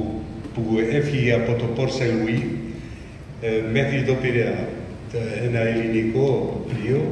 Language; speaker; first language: Greek; early bilingual, heritage; French